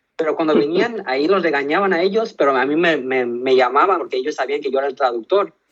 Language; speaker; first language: Spanish; early bilingual, heritage; Spanish